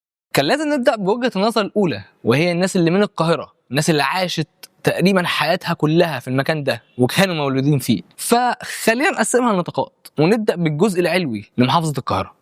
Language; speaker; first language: Arabic; native; Arabic